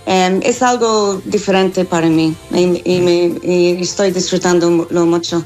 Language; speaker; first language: Spanish; non-native, fluent; English